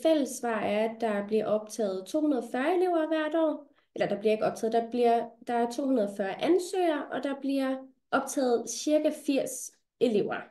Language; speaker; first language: Danish; native; Danish